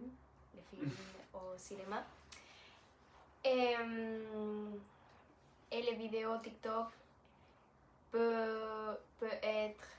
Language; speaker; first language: French; non-native, learner; Spanish